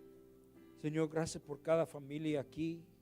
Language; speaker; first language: Spanish; non-native, learner; English